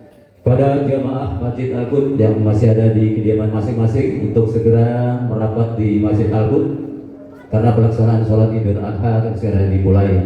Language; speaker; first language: Indonesian; native; Indonesian